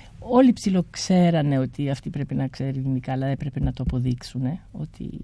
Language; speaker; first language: Greek; early bilingual, heritage; Greek